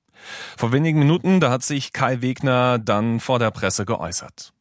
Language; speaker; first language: German; native; German